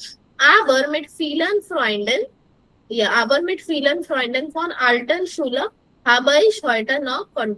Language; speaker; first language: German; non-native, fluent; Hindi